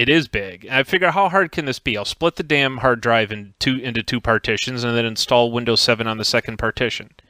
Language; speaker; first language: English; native; English